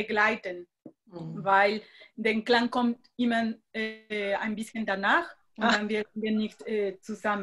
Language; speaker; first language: German; non-native, fluent; Spanish